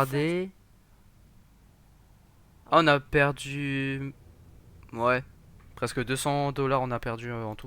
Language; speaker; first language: French; native; French